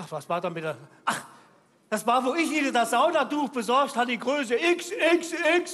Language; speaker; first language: German; native; German